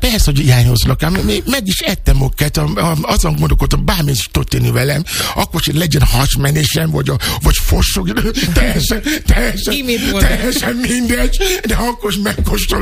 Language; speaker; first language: Hungarian; non-native, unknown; Yoruba